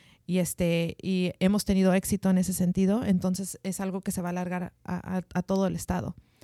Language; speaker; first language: Spanish; early bilingual, heritage; Spanish